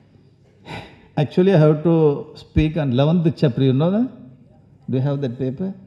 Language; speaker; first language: English; non-native, local second language; Tamil